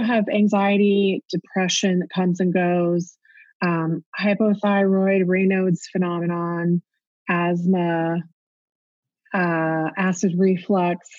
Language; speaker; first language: English; native; English